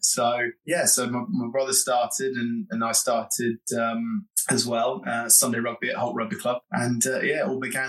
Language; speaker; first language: English; native; English